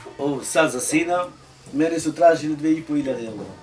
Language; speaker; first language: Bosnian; non-native, local second language; Romany